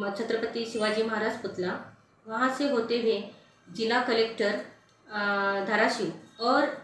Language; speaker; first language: Hindi; non-native, local second language; Marathi